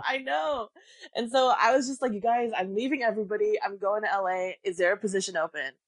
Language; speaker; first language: English; early bilingual, other home language; Korean